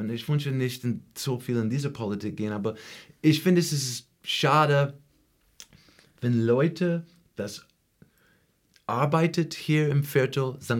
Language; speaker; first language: German; non-native, learner; English